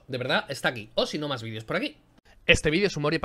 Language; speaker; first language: Spanish; native; Spanish